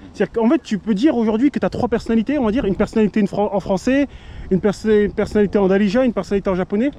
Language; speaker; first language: French; native; French